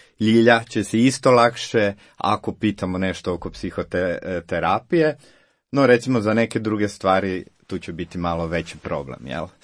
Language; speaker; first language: Croatian; native; Croatian